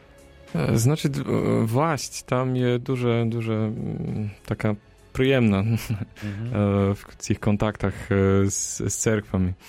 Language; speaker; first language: Ukrainian; non-native, fluent; Polish